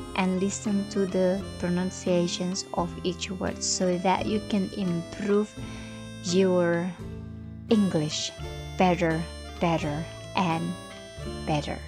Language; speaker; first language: English; non-native, fluent; Indonesian